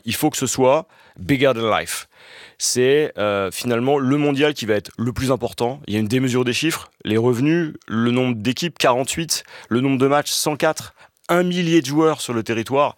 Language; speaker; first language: French; native; French